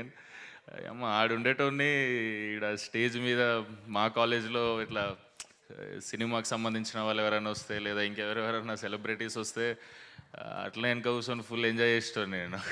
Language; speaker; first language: Telugu; native; Telugu